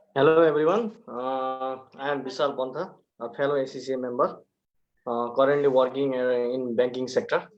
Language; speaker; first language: English; non-native, local second language; Nepali